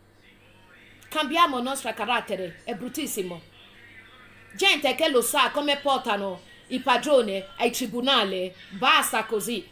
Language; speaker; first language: Italian; non-native, fluent; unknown